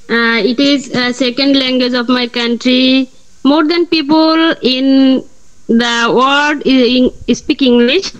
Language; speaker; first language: English; non-native, learner; Bangla